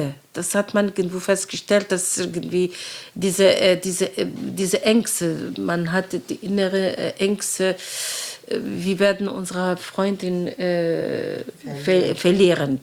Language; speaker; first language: German; non-native, fluent; Arabic